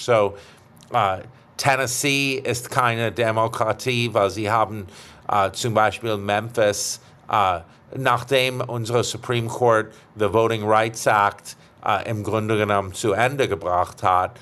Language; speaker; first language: German; non-native, fluent; English